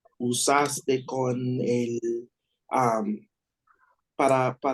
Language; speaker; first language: Spanish; non-native, learner; English